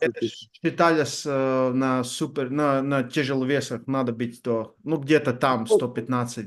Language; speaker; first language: Russian; non-native, learner; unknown